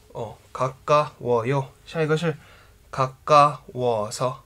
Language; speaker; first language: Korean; non-native, fluent; Chinese